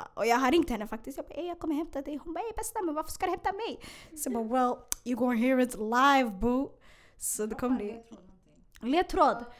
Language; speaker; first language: Swedish; early bilingual, other home language; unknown